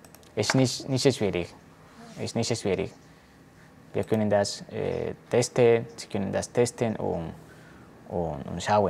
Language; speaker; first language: German; non-native, learner; Spanish